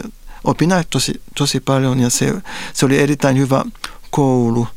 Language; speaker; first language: Finnish; non-native, fluent; Spanish